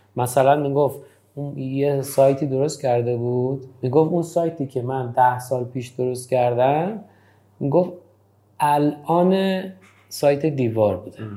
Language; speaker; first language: Persian; native; Persian